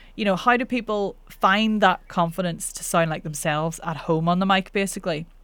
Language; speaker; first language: English; native; English